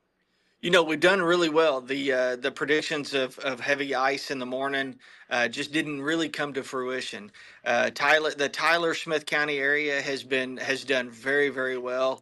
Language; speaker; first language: English; native; English